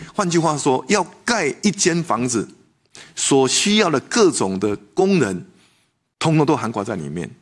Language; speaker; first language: Chinese; native; Chinese